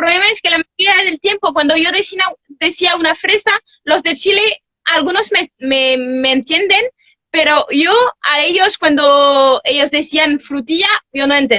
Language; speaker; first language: Spanish; non-native, fluent; French